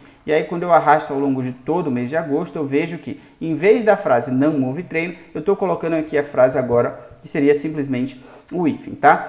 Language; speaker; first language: Portuguese; native; Portuguese